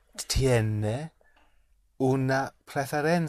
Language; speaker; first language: Spanish; non-native, learner; English